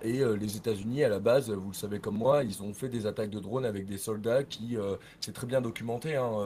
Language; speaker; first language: French; native; French